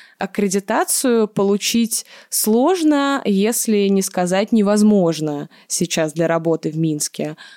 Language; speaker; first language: Russian; native; Russian